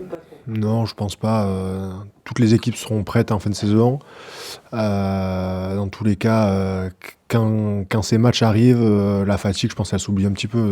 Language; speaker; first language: French; native; French